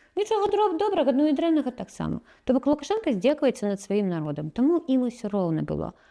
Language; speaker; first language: Belarusian; non-native, local second language; Russian